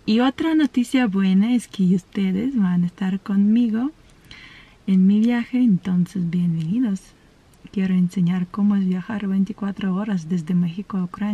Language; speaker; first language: Spanish; non-native, fluent; Ukrainian